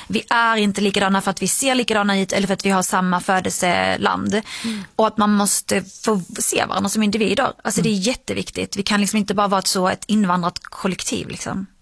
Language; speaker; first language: Swedish; early bilingual, other home language; Arabic